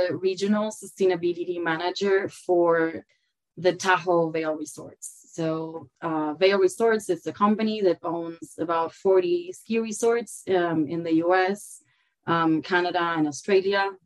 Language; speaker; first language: English; non-native, fluent; Spanish